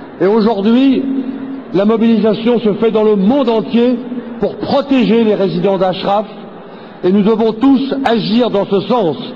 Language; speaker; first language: French; native; French